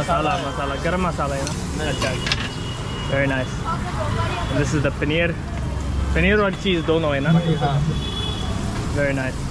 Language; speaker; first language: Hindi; non-native, learner; English